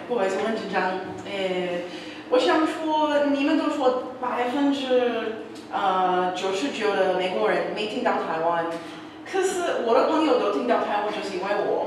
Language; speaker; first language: Chinese; non-native, learner; English